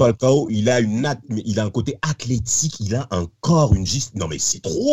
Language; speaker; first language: French; native; French